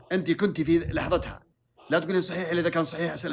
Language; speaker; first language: Arabic; native; Arabic